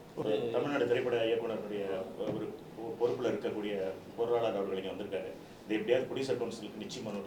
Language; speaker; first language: Tamil; native; Tamil